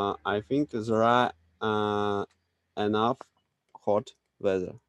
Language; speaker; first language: English; non-native, learner; Russian